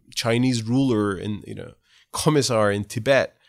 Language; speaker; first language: English; non-native, fluent; Turkish